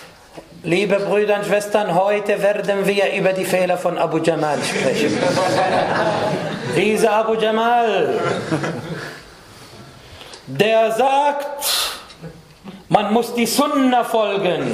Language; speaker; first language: German; non-native, fluent; Arabic